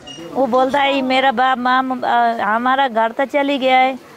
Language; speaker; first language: Hindi; non-native, learner; Nepali